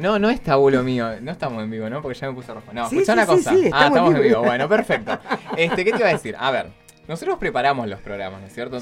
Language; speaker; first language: Spanish; native; Spanish